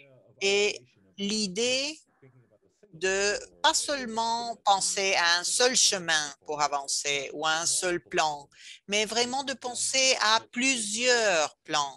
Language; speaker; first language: French; non-native, fluent; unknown